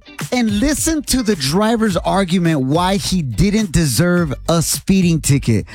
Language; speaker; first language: English; early bilingual, other home language; Spanish